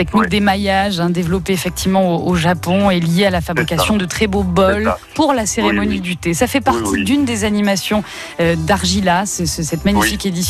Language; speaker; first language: French; native; French